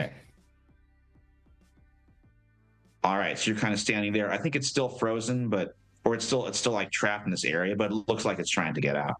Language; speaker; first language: English; native; English